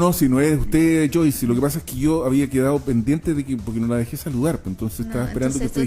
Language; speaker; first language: Spanish; native; Spanish